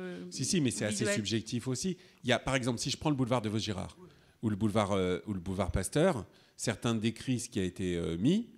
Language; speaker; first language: French; native; French